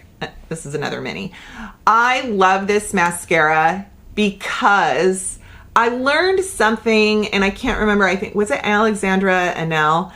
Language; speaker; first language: English; native; English